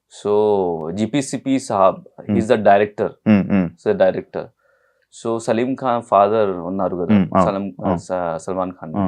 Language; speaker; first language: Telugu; non-native, learner; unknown